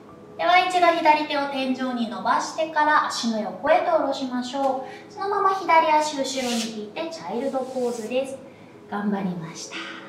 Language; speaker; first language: Japanese; native; Japanese